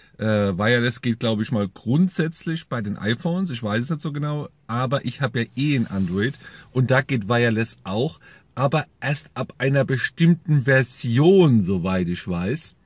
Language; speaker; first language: German; native; German